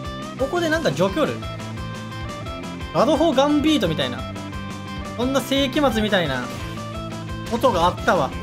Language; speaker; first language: Japanese; native; Japanese